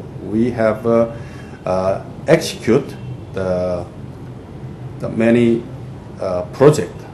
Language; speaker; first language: English; non-native, fluent; Korean